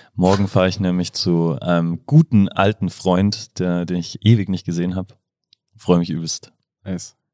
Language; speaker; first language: German; native; German